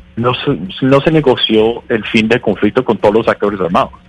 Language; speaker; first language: Spanish; non-native, fluent; English